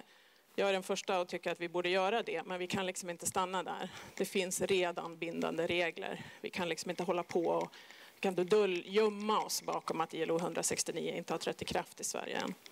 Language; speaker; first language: Swedish; native; Swedish